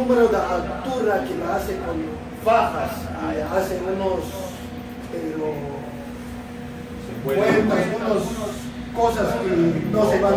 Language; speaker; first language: Spanish; non-native, fluent; Afrikaans